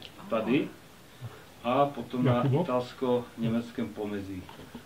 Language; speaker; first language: Czech; native; Czech